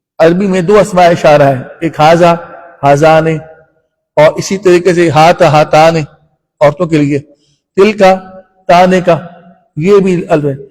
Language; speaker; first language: Urdu; non-native, local second language; Punjabi